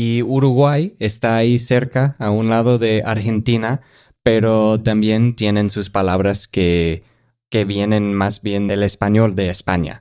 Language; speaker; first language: Spanish; non-native, fluent; English